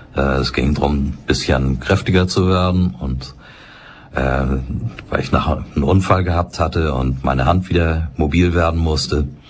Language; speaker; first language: German; native; German